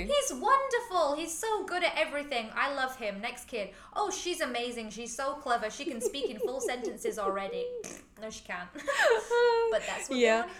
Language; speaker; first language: English; native; English